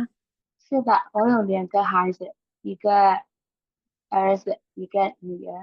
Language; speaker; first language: Chinese; non-native, learner; Burmese